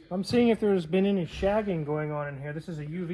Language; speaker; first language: English; native; English